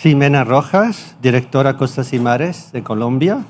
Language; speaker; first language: Spanish; non-native, fluent; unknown